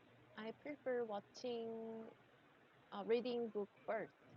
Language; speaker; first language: English; non-native, learner; Korean